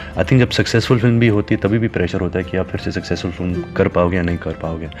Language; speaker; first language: Hindi; native; Hindi